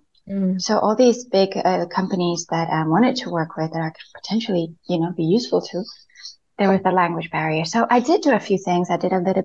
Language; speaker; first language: English; non-native, fluent; Spanish